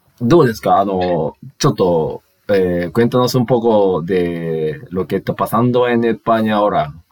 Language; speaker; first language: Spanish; non-native, learner; Japanese